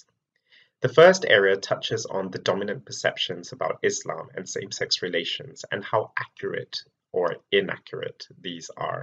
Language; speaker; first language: English; non-native, local second language; Malay